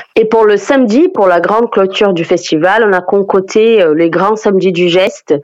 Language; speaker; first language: French; non-native, fluent; Portuguese